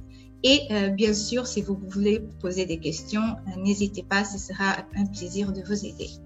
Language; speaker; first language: French; non-native, fluent; Portuguese